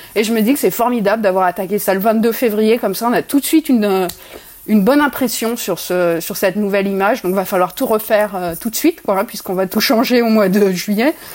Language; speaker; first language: French; native; French